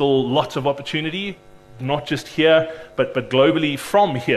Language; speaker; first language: English; native; English